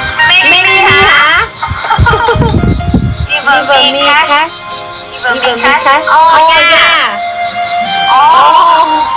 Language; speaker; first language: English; non-native, learner; Vietnamese